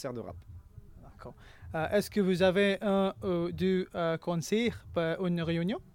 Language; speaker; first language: French; non-native, learner; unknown